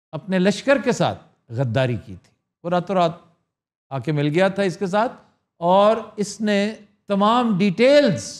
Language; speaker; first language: Urdu; native; Urdu